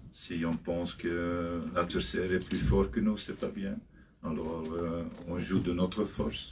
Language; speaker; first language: French; non-native, fluent; Dutch